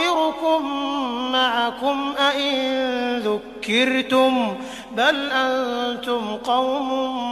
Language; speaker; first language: Arabic; native; Arabic